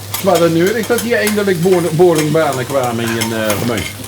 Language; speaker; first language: Dutch; native; Dutch